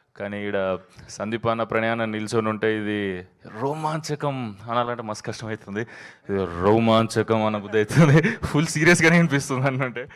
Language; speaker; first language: Telugu; native; Telugu